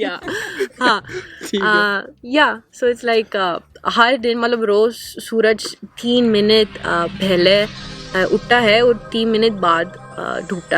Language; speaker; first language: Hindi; non-native, fluent; Norwegian